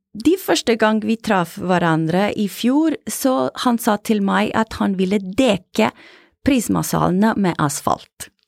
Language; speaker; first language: Norwegian; non-native, fluent; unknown